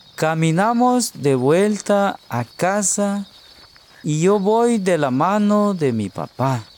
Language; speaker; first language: Spanish; native; Spanish